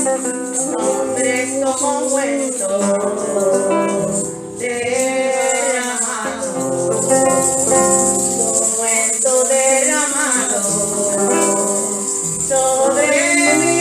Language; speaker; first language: Spanish; native; Spanish